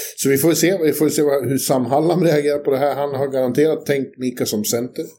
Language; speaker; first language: Swedish; native; Swedish